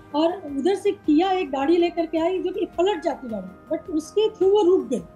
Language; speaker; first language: Hindi; native; Hindi